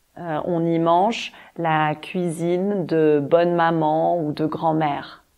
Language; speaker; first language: French; native; French